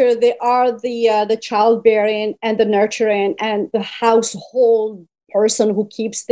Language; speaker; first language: English; non-native, fluent; Berber languages